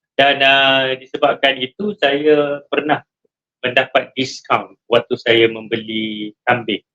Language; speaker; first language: Malay; native; Malay